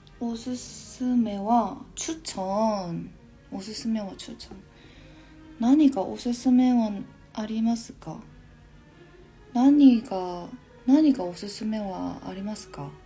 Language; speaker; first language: Japanese; non-native, learner; Korean